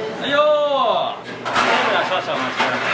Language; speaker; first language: Japanese; native; Japanese